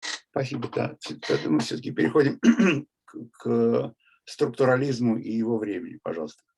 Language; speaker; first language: Russian; native; Russian